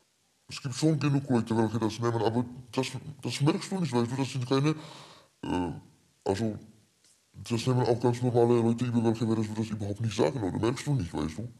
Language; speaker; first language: German; non-native, fluent; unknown